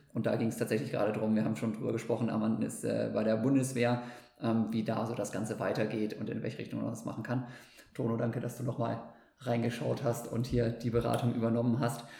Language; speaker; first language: German; native; German